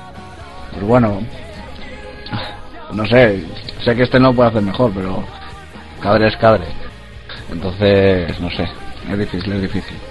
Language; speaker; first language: Spanish; native; Spanish